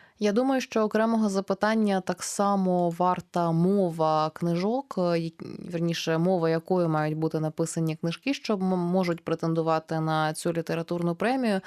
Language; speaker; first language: Ukrainian; native; Ukrainian